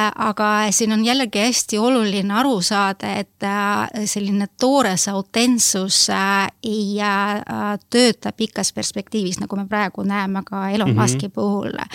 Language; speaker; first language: Estonian; non-native, local second language; Russian